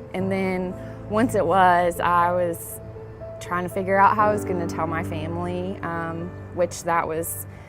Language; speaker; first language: English; native; English